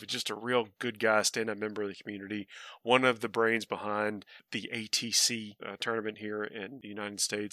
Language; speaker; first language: English; native; English